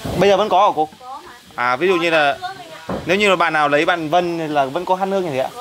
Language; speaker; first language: Vietnamese; non-native, local second language; Hmong